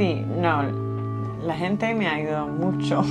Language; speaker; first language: Spanish; non-native, learner; English